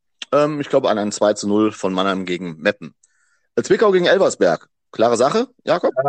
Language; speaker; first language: German; native; German